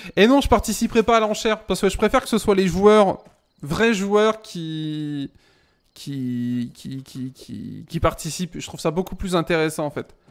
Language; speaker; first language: French; native; French